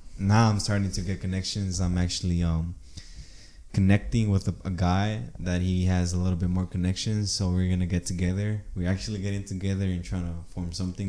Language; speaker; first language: English; early bilingual, other home language; Spanish